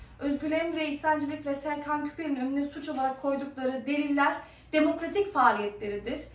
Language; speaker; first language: Turkish; early bilingual, heritage; Turkish